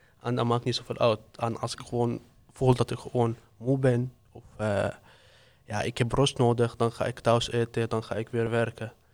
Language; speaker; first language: Dutch; non-native, fluent; Arabic